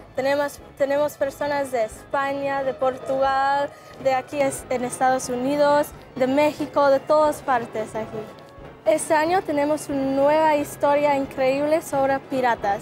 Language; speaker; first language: Spanish; non-native, local second language; English